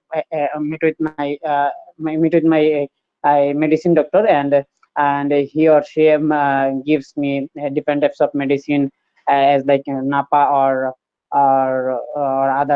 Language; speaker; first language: English; non-native, learner; Bangla